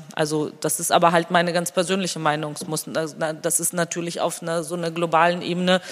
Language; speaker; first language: German; non-native, fluent; Georgian